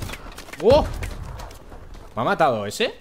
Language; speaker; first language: Spanish; native; Spanish